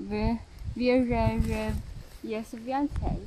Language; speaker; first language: Polish; non-native, learner; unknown